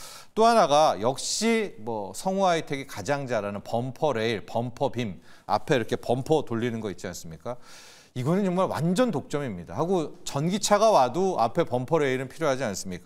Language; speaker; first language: Korean; native; Korean